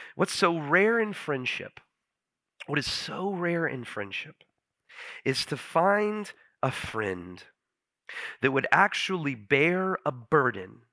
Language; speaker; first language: English; native; English